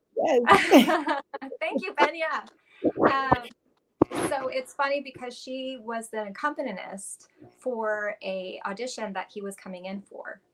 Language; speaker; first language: English; native; English